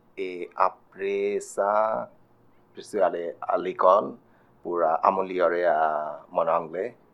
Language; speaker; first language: French; non-native, learner; Bangla